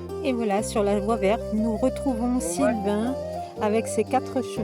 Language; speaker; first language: French; native; French